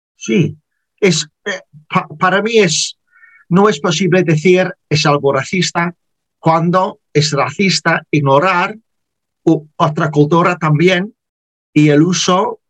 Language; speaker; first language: Spanish; non-native, learner; English